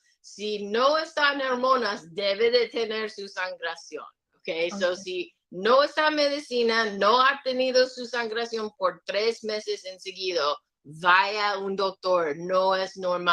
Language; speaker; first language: Spanish; non-native, learner; English